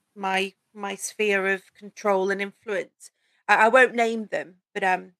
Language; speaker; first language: English; native; English